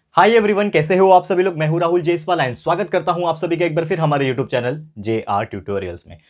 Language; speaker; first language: Hindi; native; Hindi